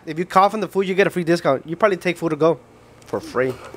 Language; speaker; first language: English; early bilingual, other home language; Spanish